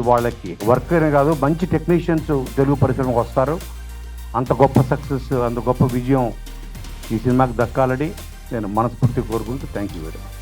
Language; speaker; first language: Telugu; native; Telugu